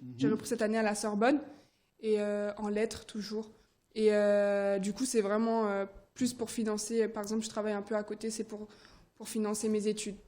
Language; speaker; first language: French; early bilingual, other home language; Haitian Creole